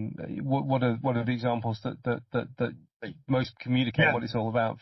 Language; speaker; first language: English; native; English